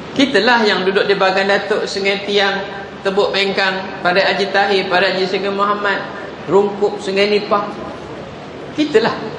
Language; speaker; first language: Malay; non-native, local second language; Javanese